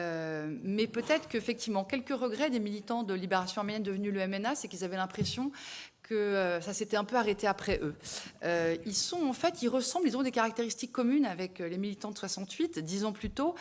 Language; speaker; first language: French; native; French